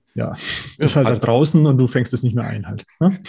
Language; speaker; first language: German; native; German